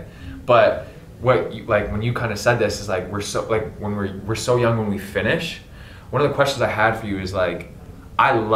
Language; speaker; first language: English; native; English